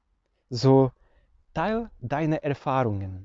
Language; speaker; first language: German; non-native, fluent; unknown